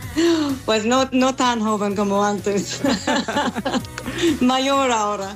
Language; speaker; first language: Spanish; non-native, learner; English